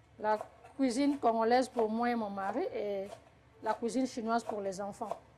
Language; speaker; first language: French; non-native, local second language; Lingala